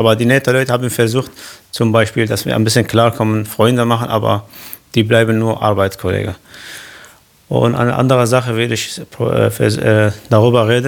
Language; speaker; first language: German; non-native, learner; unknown